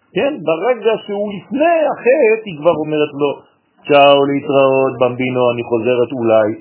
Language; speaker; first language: Hebrew; non-native, fluent; French